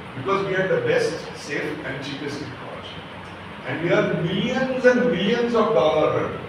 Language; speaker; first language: English; non-native, local second language; Marathi